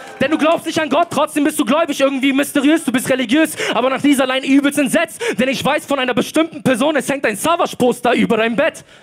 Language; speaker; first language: German; early bilingual, other home language; Polish